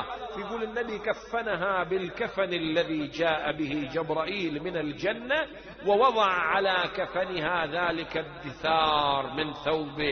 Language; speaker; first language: Arabic; native; Arabic